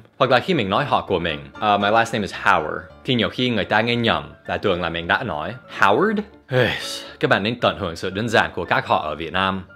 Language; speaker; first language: Vietnamese; non-native, fluent; English